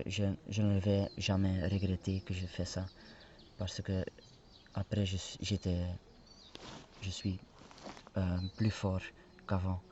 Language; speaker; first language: French; non-native, fluent; Spanish